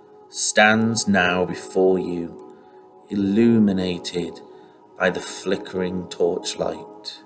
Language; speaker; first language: English; native; English